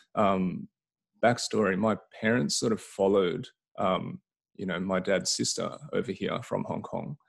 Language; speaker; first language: English; native; English